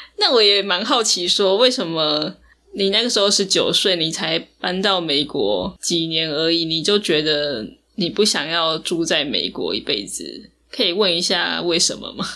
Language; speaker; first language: Chinese; native; Chinese